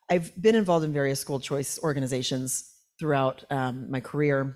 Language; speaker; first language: English; native; English